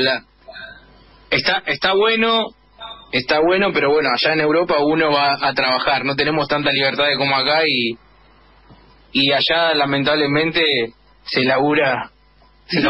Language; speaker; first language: Spanish; native; Spanish